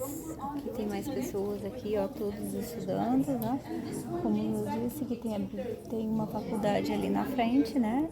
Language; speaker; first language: Portuguese; native; Portuguese